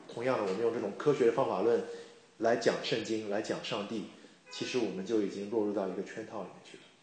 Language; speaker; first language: Chinese; native; Chinese